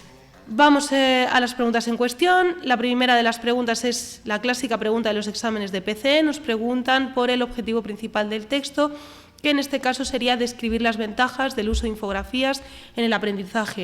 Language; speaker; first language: Spanish; native; Spanish